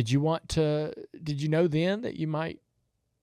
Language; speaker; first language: English; native; English